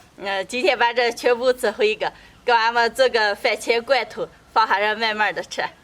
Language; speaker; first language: Chinese; native; Chinese